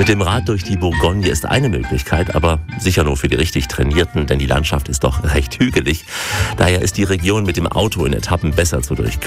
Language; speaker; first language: German; native; German